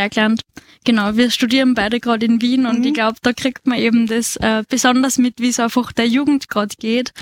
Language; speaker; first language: German; native; German